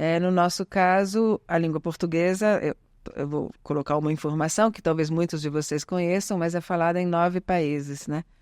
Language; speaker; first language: Portuguese; early bilingual, other home language; Italian